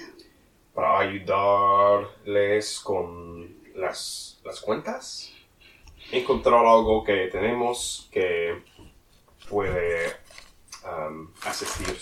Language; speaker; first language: Spanish; non-native, learner; English